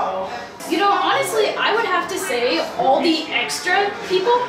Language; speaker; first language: English; native; English